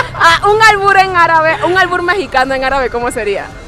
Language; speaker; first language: Spanish; native; Spanish